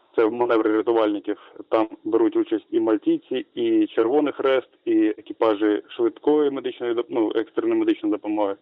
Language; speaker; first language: Ukrainian; native; Ukrainian